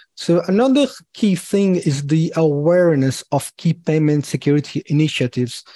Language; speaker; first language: English; non-native, fluent; Portuguese